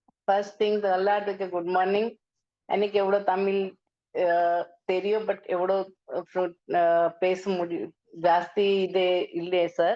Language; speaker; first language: Tamil; non-native, learner; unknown